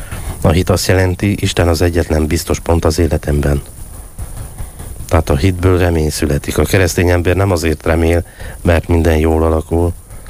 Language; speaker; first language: Hungarian; native; Hungarian